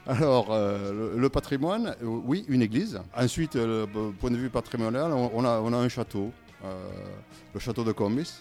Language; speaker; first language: French; native; French